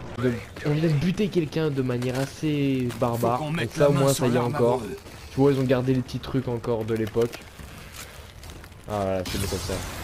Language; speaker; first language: French; native; French